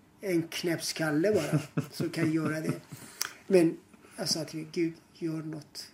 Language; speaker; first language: Swedish; non-native, fluent; Persian